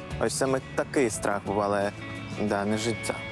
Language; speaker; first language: Ukrainian; non-native, fluent; Uzbek